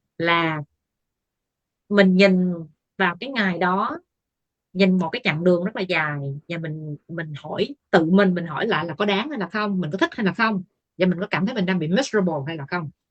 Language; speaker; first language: Vietnamese; native; Vietnamese